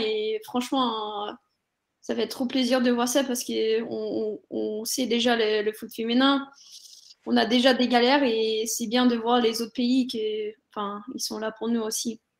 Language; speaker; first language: French; non-native, fluent; English